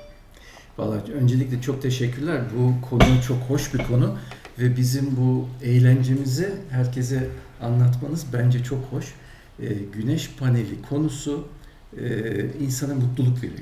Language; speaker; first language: Turkish; native; Turkish